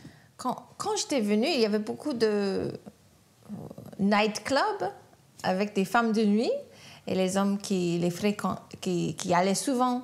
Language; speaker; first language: French; non-native, fluent; English